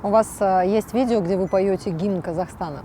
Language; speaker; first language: Russian; native; Russian